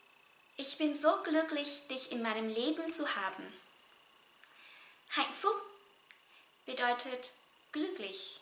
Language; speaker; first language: German; non-native, fluent; Vietnamese